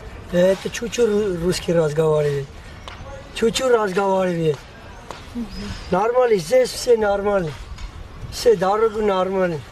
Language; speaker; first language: Russian; non-native, learner; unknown